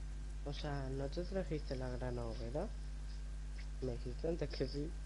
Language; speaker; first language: Spanish; native; Spanish